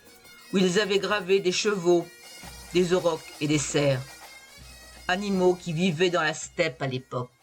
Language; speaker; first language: French; native; French